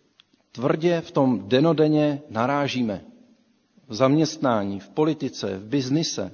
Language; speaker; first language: Czech; native; Czech